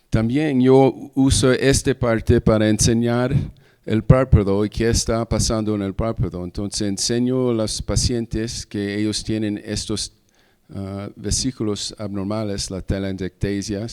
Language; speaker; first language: Spanish; early bilingual, heritage; English